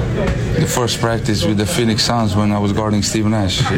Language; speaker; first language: English; non-native, fluent; Slovenian